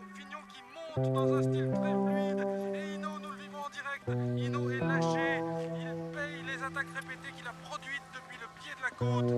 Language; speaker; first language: French; native; French